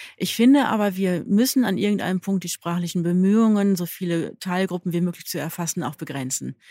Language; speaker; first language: German; native; German